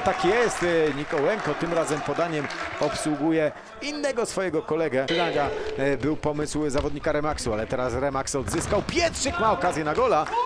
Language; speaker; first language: Polish; native; Polish